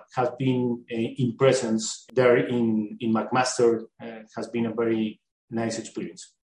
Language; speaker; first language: English; non-native, learner; Spanish